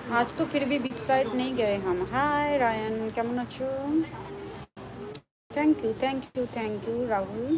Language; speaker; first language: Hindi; non-native, local second language; Bangla